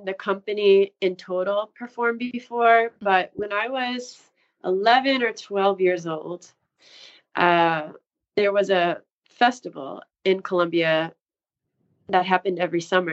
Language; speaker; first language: English; native; English